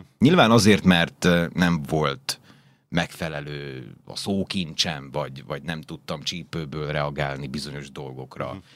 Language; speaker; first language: Hungarian; native; Hungarian